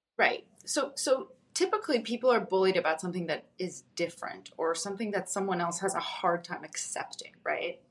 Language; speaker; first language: English; early bilingual, other home language; Russian